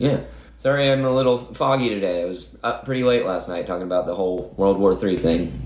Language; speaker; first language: English; native; English